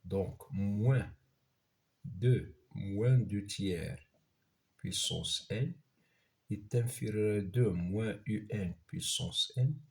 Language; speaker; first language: French; non-native, local second language; Arabic